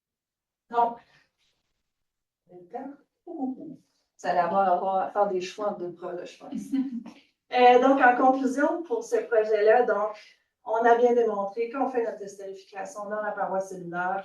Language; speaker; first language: French; native; French